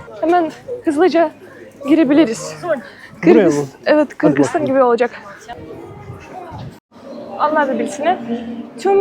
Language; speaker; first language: Turkish; non-native, fluent; Russian